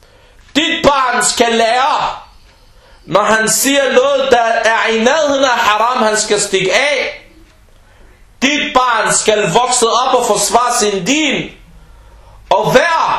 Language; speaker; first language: Danish; early bilingual, other home language; Arabic